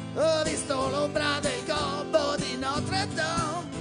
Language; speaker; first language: Italian; native; Italian